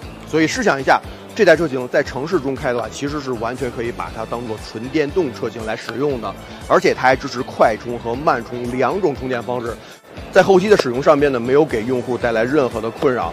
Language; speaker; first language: Chinese; native; Chinese